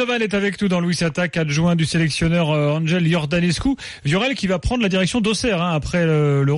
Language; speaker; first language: French; native; French